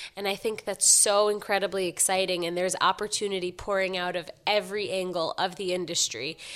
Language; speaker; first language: English; native; English